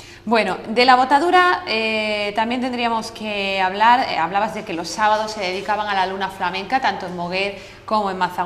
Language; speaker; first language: Spanish; native; Spanish